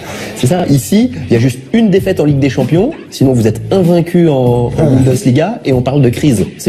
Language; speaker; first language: French; native; French